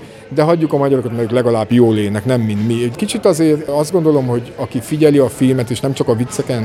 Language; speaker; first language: Hungarian; native; Hungarian